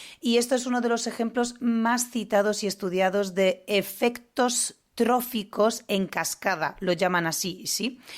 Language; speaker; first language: Spanish; non-native, fluent; Polish